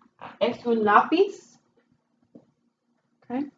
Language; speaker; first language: Spanish; non-native, fluent; English